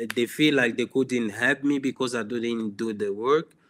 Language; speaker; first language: English; non-native, fluent; Swahili